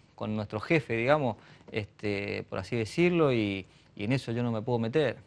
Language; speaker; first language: Spanish; native; Spanish